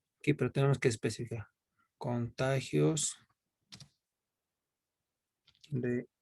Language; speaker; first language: Spanish; native; Spanish